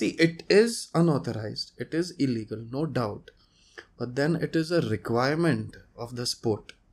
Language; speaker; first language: English; non-native, local second language; Konkani